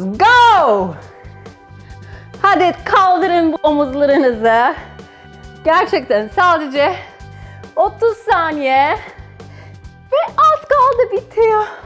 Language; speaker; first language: Turkish; non-native, fluent; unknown